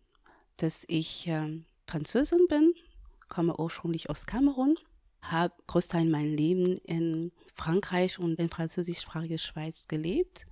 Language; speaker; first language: German; non-native, fluent; French